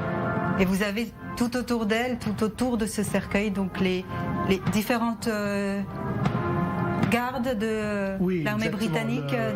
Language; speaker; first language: French; native; French